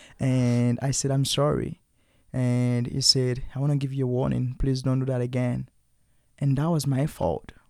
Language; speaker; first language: English; non-native, fluent; Haitian Creole